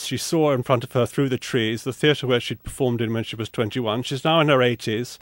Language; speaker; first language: English; native; English